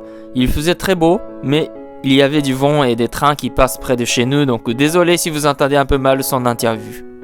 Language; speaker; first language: French; non-native, fluent; Japanese